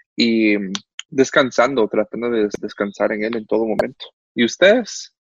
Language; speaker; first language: Spanish; non-native, fluent; English